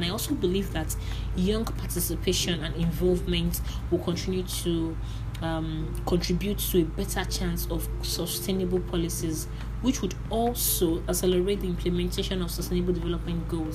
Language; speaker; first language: English; non-native, local second language; Igbo